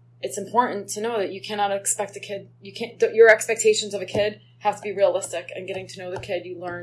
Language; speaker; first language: English; native; English